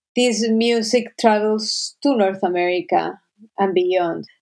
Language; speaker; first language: English; non-native, fluent; Spanish